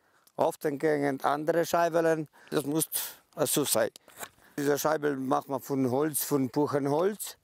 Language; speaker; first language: German; non-native, local second language; Ukrainian